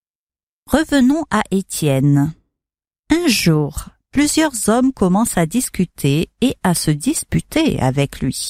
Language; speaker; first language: French; native; French